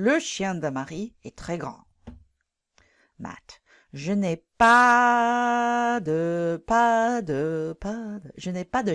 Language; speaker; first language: French; non-native, fluent; English